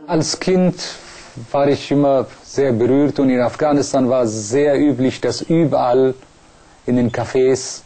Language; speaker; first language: German; non-native, fluent; Persian